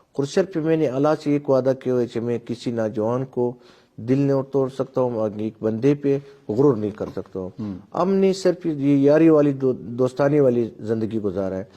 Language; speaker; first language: Urdu; non-native, local second language; Pashto